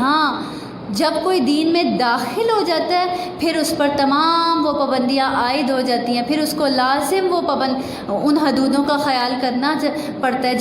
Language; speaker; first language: Urdu; native; Urdu